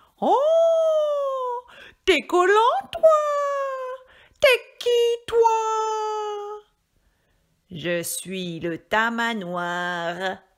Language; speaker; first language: French; native; French